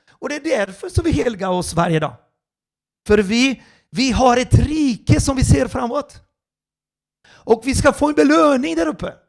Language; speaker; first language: Swedish; non-native, fluent; Portuguese